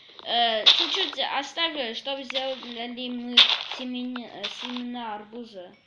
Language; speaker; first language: Russian; early bilingual, heritage; Russian